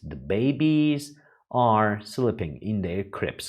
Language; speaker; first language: English; non-native, fluent; Turkish